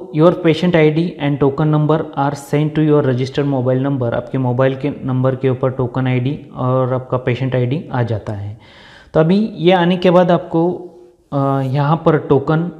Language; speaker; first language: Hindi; non-native, local second language; Marathi